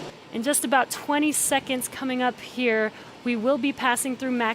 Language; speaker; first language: English; native; English